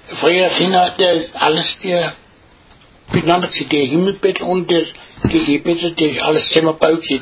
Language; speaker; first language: German; native; German